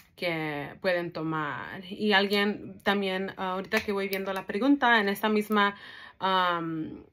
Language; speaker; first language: Spanish; early bilingual, heritage; Spanish